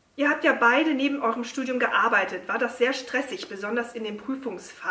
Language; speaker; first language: German; native; German